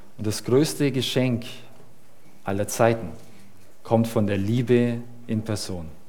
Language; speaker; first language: German; early bilingual, other home language; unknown